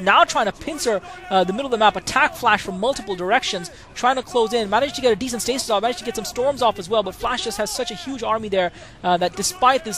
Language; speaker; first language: English; native; English